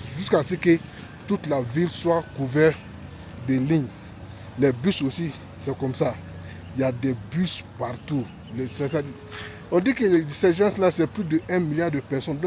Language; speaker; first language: French; non-native, local second language; Bambara